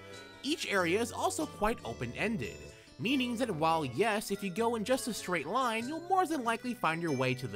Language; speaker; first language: English; native; English